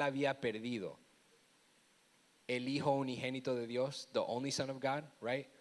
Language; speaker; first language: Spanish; early bilingual, heritage; Spanish